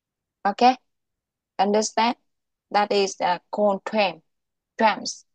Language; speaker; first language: English; non-native, local second language; Vietnamese